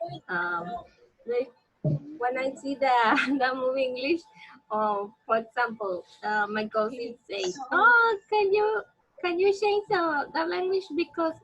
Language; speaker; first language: English; non-native, learner; Spanish